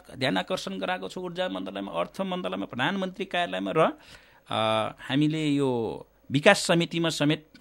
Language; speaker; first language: Nepali; non-native, local second language; Eastern Tamang